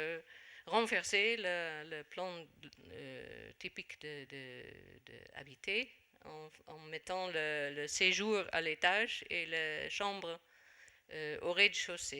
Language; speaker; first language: French; non-native, fluent; Dutch